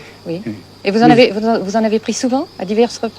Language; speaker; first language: French; native; French